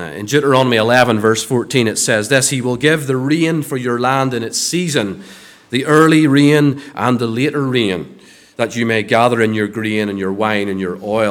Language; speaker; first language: English; native; English